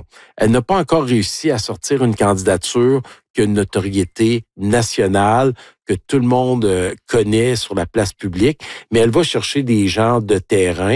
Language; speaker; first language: French; native; French